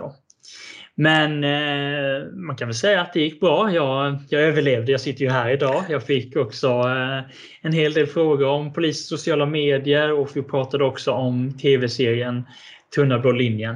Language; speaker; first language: Swedish; native; Swedish